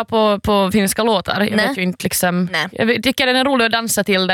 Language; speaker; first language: Swedish; native; Swedish